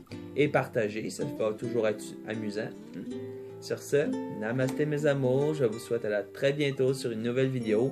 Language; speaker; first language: French; native; French